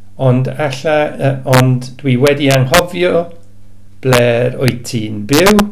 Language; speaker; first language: Welsh; non-native, learner; English